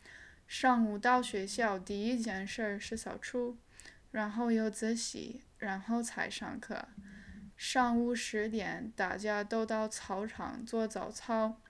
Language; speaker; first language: Chinese; early bilingual, heritage; English